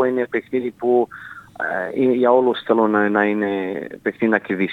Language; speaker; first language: Greek; early bilingual, heritage; Greek